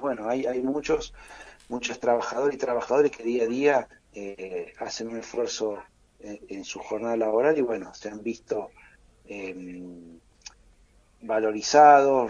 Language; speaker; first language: Spanish; native; Spanish